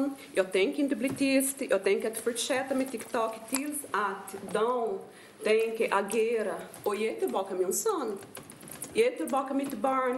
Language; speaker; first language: Swedish; non-native, fluent; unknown